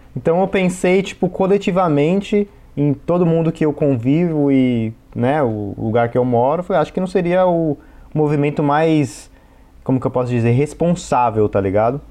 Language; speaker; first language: Portuguese; native; Portuguese